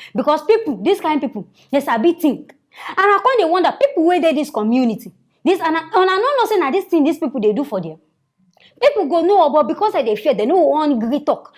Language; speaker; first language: Nigerian Pidgin; native; Nigerian Pidgin